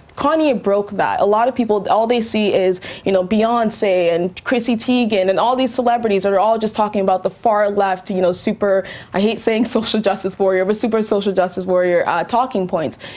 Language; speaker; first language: English; native; English